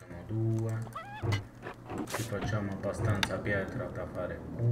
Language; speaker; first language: Italian; native; Italian